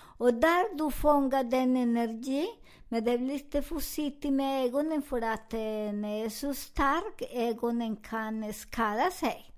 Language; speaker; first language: Swedish; non-native, learner; Spanish